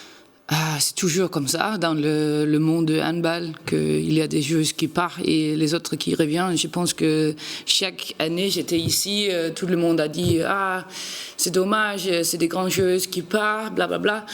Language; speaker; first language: French; non-native, learner; Danish